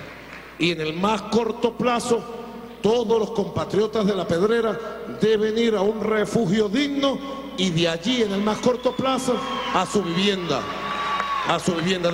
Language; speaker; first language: Spanish; native; Spanish